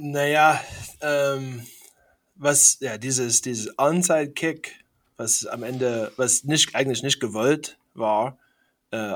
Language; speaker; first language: German; non-native, fluent; English